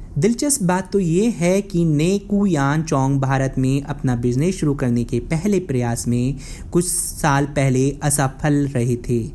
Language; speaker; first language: Hindi; native; Hindi